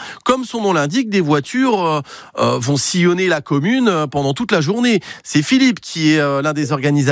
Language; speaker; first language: French; native; French